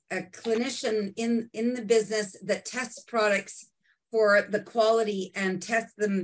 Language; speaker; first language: English; native; English